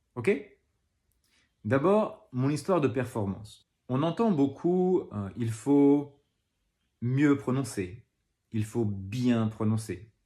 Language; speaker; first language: French; native; French